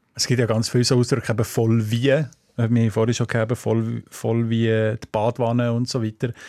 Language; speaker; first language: Swiss German; native; Swiss German